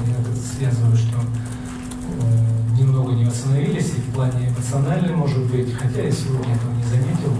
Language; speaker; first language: Russian; native; Russian